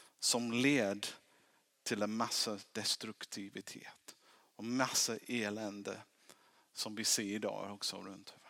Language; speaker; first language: Swedish; non-native, fluent; English